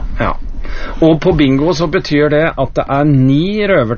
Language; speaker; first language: Norwegian; native; Norwegian